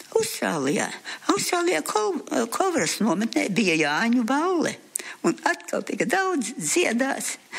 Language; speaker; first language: Latvian; early bilingual, heritage; Latvian